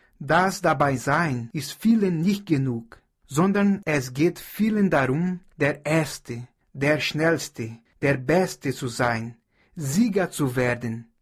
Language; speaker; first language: German; non-native, fluent; Portuguese